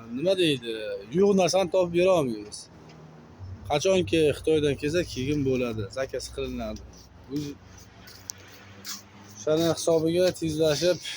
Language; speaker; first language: Uzbek; native; Uzbek